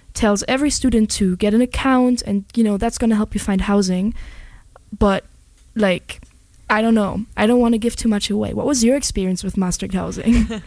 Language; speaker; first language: English; non-native, fluent; German